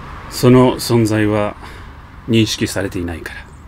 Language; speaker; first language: Japanese; native; Japanese